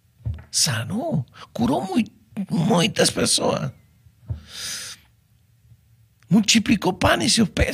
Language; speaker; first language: Spanish; non-native, fluent; Portuguese